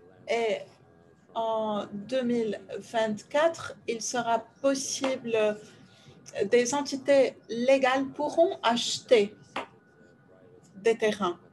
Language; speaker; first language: French; non-native, fluent; Ukrainian